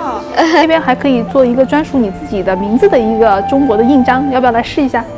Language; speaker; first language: Chinese; native; Chinese